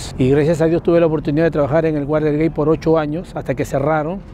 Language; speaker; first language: Spanish; native; Spanish